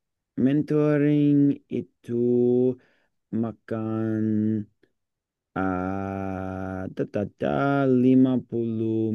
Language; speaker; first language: Indonesian; non-native, learner; English